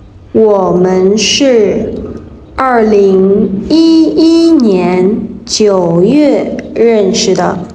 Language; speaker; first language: Chinese; non-native, learner; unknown